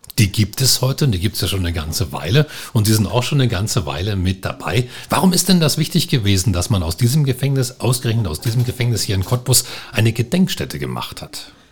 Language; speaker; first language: German; native; German